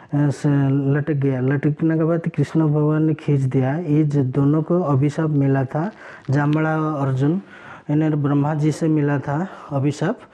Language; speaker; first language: Hindi; non-native, local second language; Odia